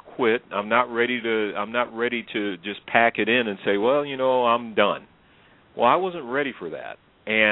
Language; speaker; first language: English; native; English